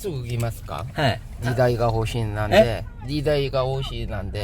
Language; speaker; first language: Japanese; non-native, learner; Korean